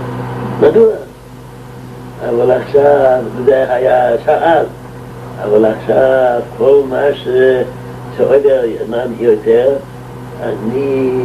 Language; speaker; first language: Hebrew; non-native, local second language; Yiddish